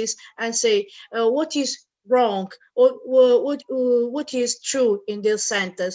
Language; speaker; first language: English; non-native, learner; Italian